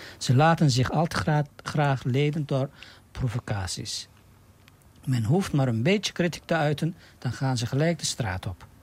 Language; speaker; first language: Dutch; non-native, fluent; Turkish